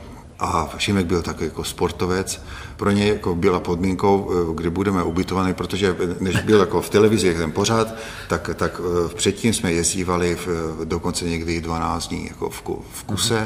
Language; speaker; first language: Czech; non-native, fluent; Hungarian